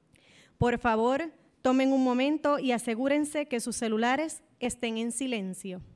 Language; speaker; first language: Spanish; native; Spanish